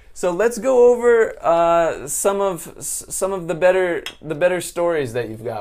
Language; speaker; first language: English; native; English